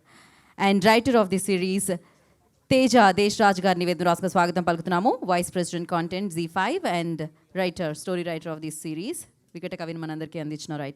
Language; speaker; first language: Telugu; native; Telugu